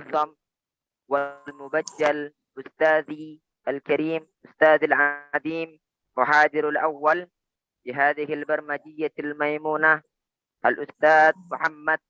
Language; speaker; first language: Arabic; non-native, fluent; Indonesian